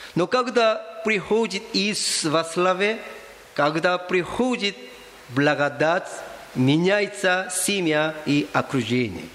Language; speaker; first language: Russian; non-native, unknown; Korean